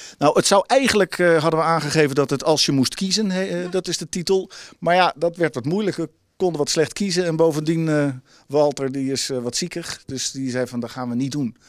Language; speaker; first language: Dutch; native; Dutch